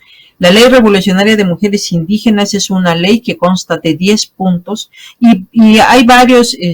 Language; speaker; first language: Spanish; native; Spanish